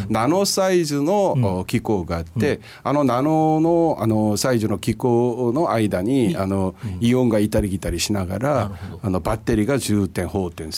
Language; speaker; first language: Japanese; non-native, fluent; Korean